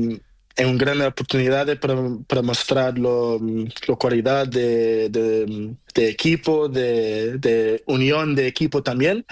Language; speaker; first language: Spanish; non-native, learner; Portuguese